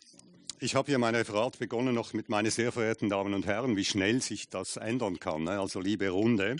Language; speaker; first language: German; native; German